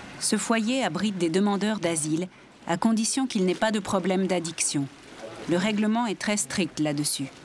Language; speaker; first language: French; native; French